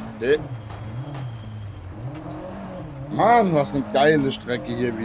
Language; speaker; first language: German; native; German